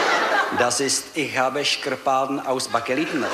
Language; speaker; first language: German; non-native, learner; Czech